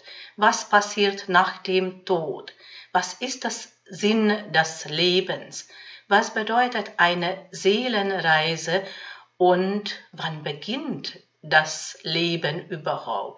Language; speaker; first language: German; non-native, fluent; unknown